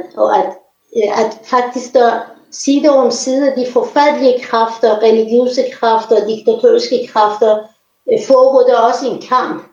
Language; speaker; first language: Danish; non-native, fluent; Persian